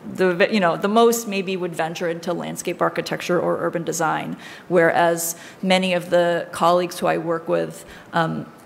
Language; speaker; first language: English; native; English